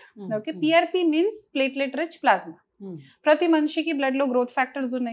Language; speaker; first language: Telugu; non-native, local second language; Hindi